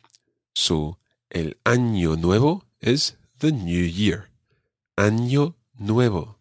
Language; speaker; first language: Spanish; non-native, fluent; English